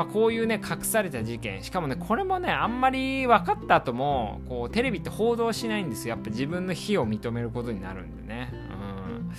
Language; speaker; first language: Japanese; native; Japanese